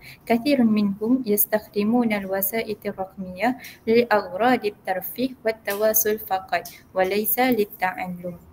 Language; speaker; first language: Arabic; non-native, learner; Malay